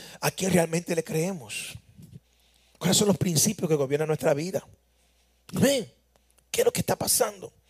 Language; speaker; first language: Spanish; native; Spanish